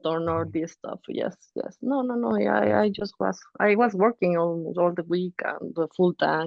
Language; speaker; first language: English; non-native, fluent; Spanish